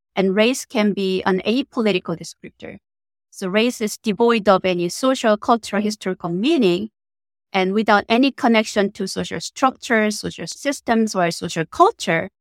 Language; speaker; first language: English; non-native, fluent; Korean